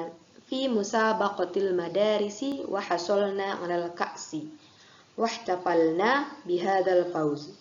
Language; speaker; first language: Arabic; non-native, fluent; Indonesian